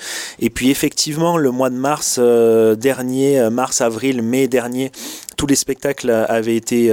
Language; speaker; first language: French; native; French